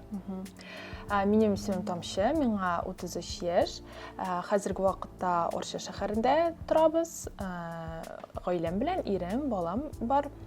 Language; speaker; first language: Tatar; native; Tatar